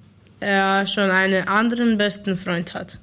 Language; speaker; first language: German; early bilingual, other home language; Polish